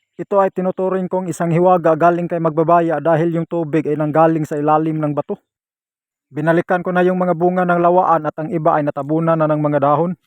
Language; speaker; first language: Filipino; non-native, local second language; Cebuano